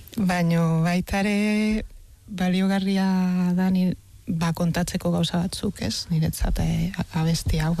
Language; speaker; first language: Basque; non-native, fluent; Spanish